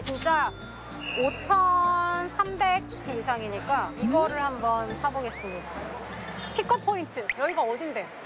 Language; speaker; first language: Korean; native; Korean